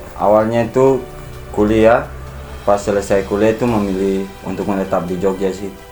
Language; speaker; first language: Indonesian; native; Indonesian